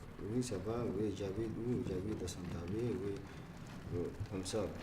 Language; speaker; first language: French; non-native, learner; Arabic